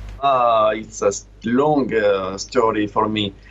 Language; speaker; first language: English; non-native, learner; Italian